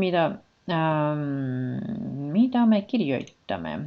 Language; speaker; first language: Finnish; non-native, learner; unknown